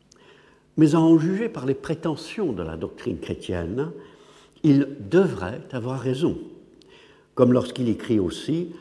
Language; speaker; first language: French; non-native, fluent; English